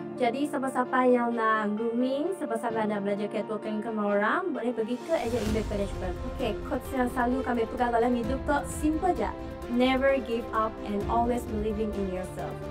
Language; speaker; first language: Malay; non-native, local second language; Iban